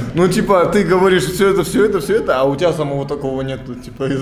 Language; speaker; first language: Russian; native; Russian